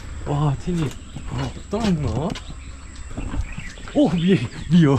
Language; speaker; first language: Thai; non-native, learner; Korean